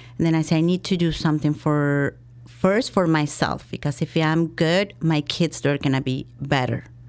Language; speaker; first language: English; non-native, fluent; Spanish